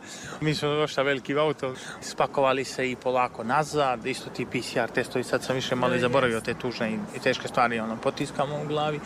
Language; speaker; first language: Serbian; native; Serbian